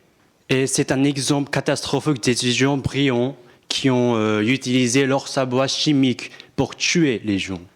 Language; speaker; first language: French; non-native, fluent; Japanese